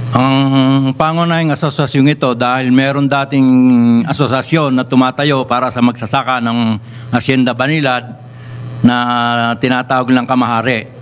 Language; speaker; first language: Filipino; native; Filipino